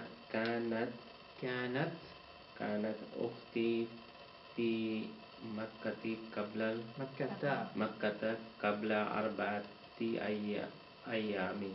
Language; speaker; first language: Arabic; non-native, learner; English